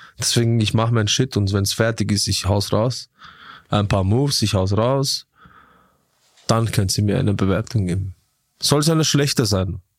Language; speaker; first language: German; early bilingual, other home language; Turkish